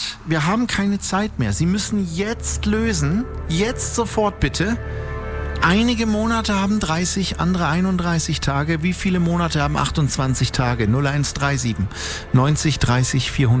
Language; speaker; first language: German; native; German